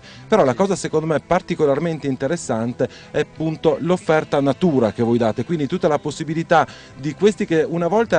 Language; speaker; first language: Italian; native; Italian